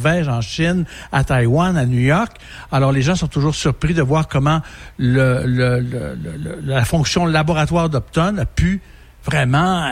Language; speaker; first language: French; native; French